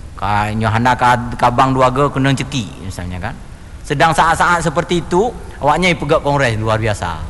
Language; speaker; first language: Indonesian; non-native, local second language; Achinese